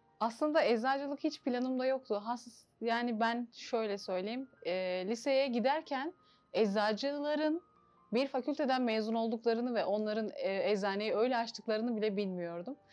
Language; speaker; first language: Turkish; native; Turkish